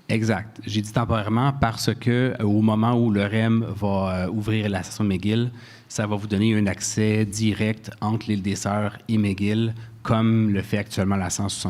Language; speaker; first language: French; native; French